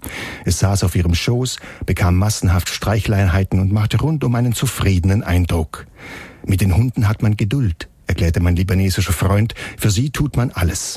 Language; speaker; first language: German; native; German